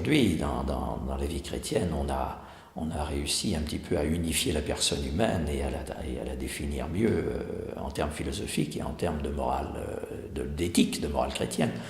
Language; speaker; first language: French; native; French